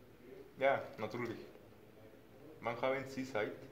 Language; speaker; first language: German; non-native, learner; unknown